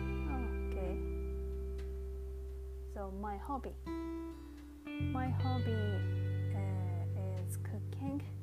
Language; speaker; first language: English; non-native, learner; Japanese